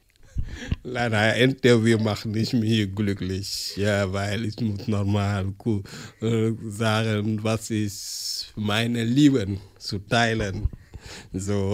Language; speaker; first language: German; non-native, learner; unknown